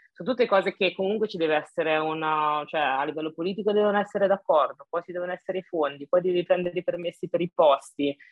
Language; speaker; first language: Italian; early bilingual, other home language; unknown